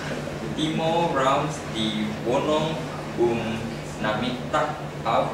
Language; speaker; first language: German; non-native, learner; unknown